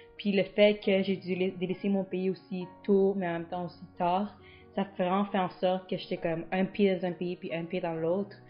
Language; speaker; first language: French; early bilingual, other home language; Spanish